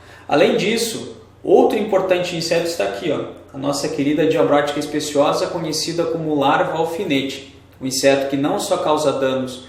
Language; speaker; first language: Portuguese; native; Portuguese